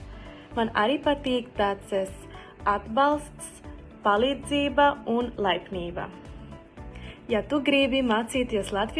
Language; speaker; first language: Latvian; non-native, learner; Spanish